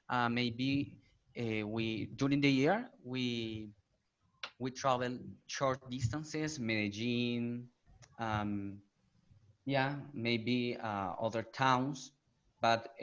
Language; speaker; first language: English; non-native, learner; Spanish